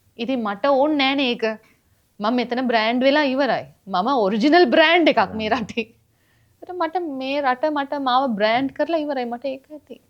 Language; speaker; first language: Sinhala; non-native, local second language; Tamil